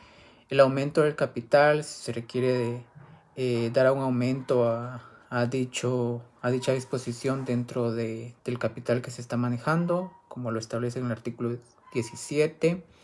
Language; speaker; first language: Spanish; native; Spanish